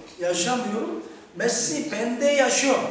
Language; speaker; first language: Turkish; non-native, fluent; Korean